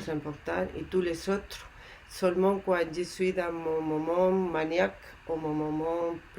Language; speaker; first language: French; non-native, learner; Spanish